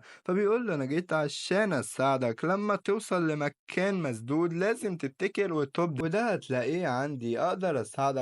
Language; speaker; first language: Arabic; native; Arabic